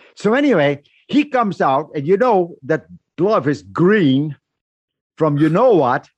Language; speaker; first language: English; non-native, fluent; Dutch